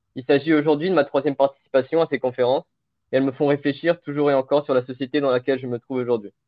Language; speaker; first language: French; early bilingual, other home language; Portuguese